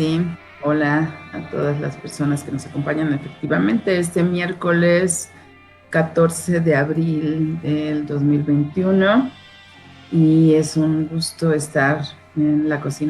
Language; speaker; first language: Spanish; native; Spanish